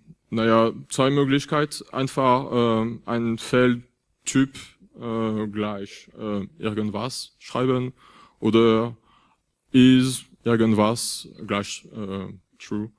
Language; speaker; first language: German; non-native, fluent; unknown